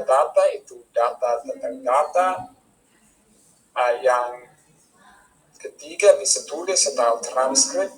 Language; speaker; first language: Indonesian; non-native, fluent; English